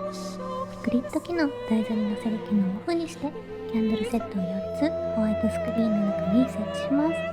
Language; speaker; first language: Japanese; native; Japanese